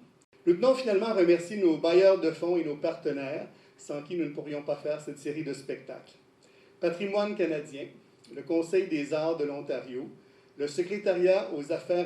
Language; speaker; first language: French; native; French